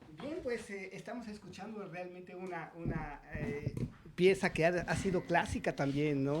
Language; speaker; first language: Spanish; native; Spanish